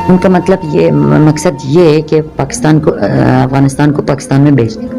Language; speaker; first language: Hindi; non-native, fluent; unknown